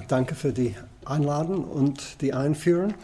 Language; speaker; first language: German; non-native, learner; English